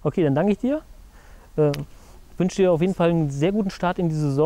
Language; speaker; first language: German; native; German